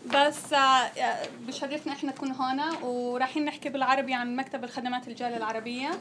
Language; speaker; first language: Arabic; early bilingual, heritage; Arabic